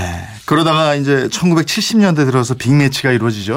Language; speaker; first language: Korean; native; Korean